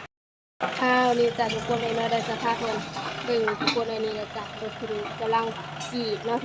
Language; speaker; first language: Thai; non-native, local second language; Lao